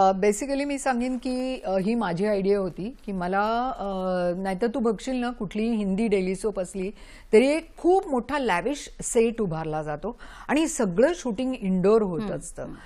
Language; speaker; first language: Marathi; native; Marathi